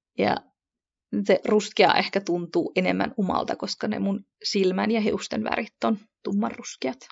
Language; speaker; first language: Finnish; early bilingual, other home language; Kurdish